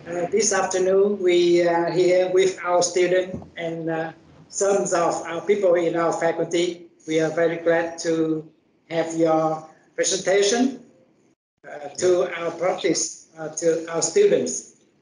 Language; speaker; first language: English; non-native, fluent; Vietnamese